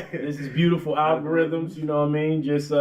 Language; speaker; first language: English; native; English